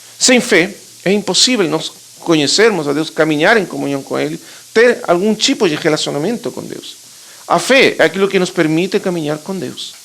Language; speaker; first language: Portuguese; native; Portuguese